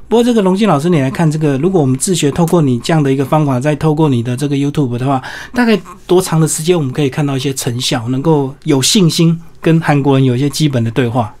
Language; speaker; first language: Chinese; native; Chinese